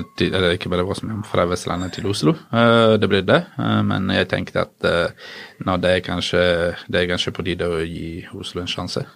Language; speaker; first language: Norwegian; non-native, fluent; Italian